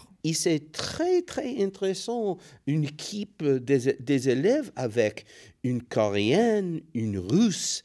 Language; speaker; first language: French; non-native, fluent; English